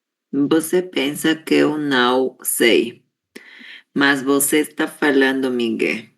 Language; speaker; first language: Portuguese; non-native, learner; Spanish